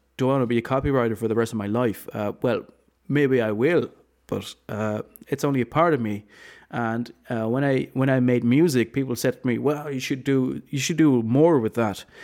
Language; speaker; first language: English; non-native, fluent; Low German